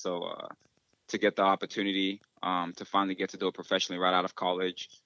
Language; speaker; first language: English; early bilingual, other home language; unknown